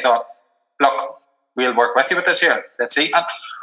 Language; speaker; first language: English; native; English